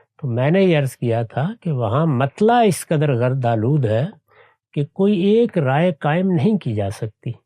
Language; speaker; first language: Urdu; native; Urdu